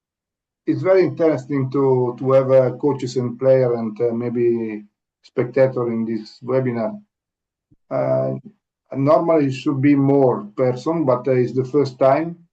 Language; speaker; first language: English; non-native, learner; Italian